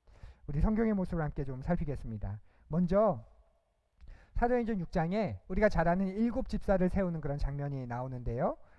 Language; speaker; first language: Korean; native; Korean